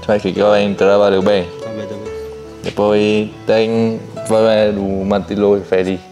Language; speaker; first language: Portuguese; non-native, learner; Vietnamese